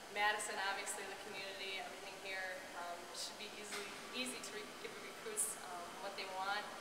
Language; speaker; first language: English; native; English